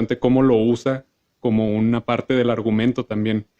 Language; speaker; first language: Spanish; native; Spanish